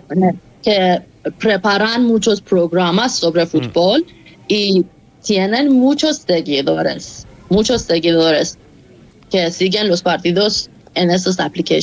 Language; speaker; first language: Spanish; non-native, fluent; Persian